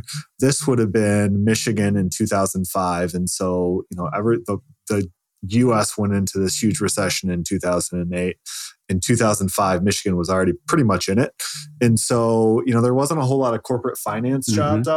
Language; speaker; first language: English; native; English